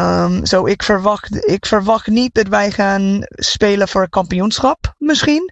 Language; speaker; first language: Dutch; non-native, fluent; English